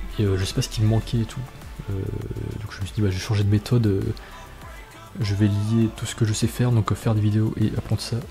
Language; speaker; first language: French; native; French